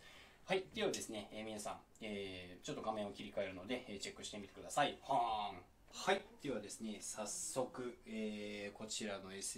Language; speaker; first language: Japanese; native; Japanese